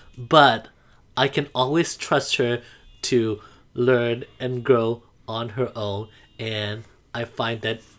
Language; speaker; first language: English; non-native, fluent; Burmese